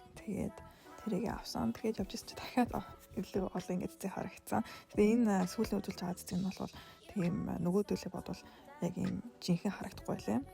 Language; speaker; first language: Mongolian; early bilingual, heritage; Mongolian